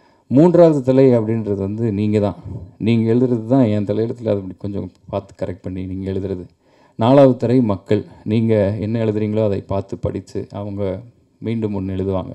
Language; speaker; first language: Tamil; native; Tamil